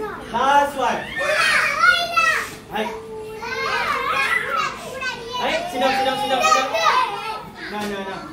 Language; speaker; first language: English; non-native, local second language; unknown